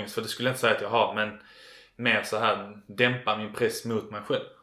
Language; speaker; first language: Swedish; native; Swedish